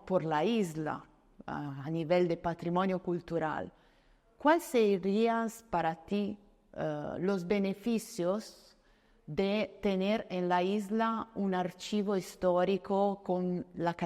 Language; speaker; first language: Spanish; non-native, fluent; Italian